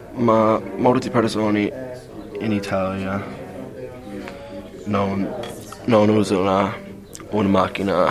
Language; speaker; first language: Italian; non-native, learner; English